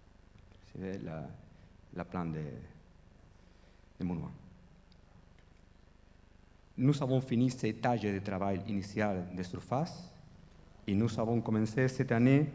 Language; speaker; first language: French; non-native, fluent; Spanish